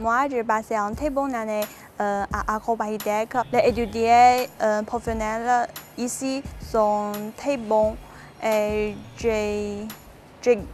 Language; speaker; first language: French; non-native, fluent; Chinese